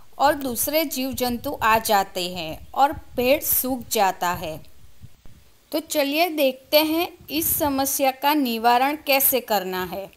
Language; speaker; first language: Hindi; non-native, local second language; Gujarati